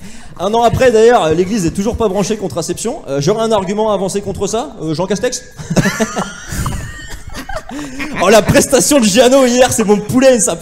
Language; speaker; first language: French; native; French